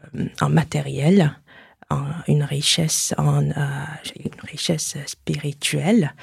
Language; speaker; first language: French; non-native, fluent; Chinese